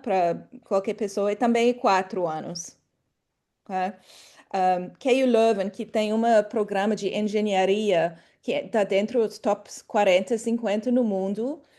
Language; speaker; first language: Portuguese; non-native, fluent; English